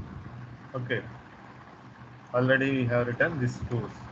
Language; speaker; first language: English; non-native, learner; Telugu